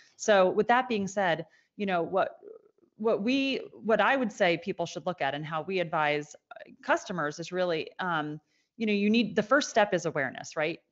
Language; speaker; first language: English; native; English